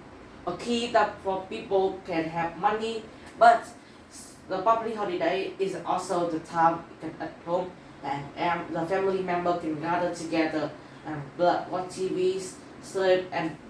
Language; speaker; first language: English; non-native, learner; Vietnamese